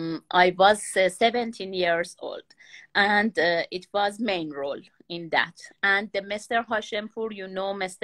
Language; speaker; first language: English; non-native, learner; Persian